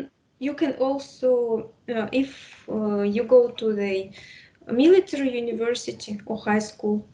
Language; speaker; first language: English; non-native, fluent; Russian